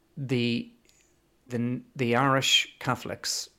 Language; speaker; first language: English; native; English